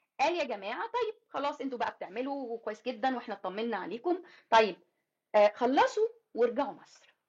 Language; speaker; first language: Arabic; native; Arabic